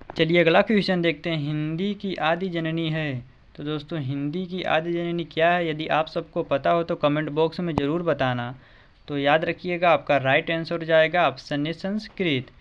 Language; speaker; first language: Hindi; native; Hindi